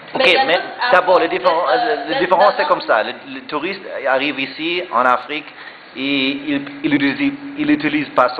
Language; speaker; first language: French; non-native, learner; German